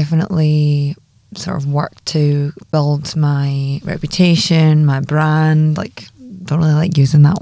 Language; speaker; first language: English; native; English